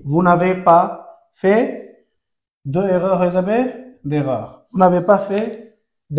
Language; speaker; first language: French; non-native, fluent; Bangla